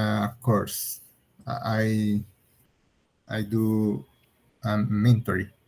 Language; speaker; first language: English; non-native, learner; Portuguese